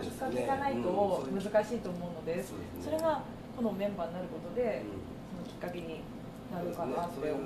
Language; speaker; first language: Japanese; native; Japanese